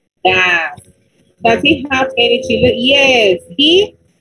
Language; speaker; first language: English; non-native, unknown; Spanish